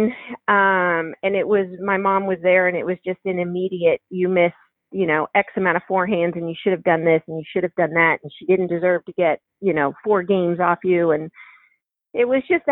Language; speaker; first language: English; native; English